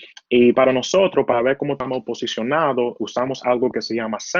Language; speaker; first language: Spanish; early bilingual, heritage; Spanish